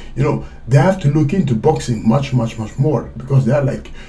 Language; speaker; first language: English; non-native, fluent; Swedish